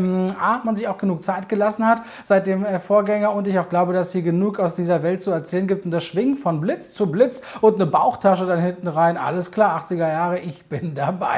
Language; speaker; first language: German; native; German